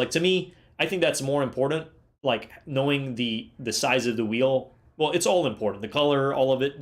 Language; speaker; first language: English; native; English